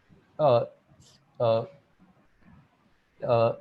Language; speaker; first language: English; non-native, local second language; Hindi